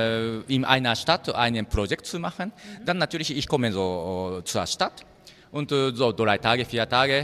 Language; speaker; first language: German; non-native, learner; Japanese